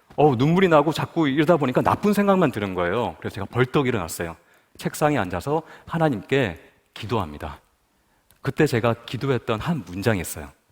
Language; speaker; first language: Korean; native; Korean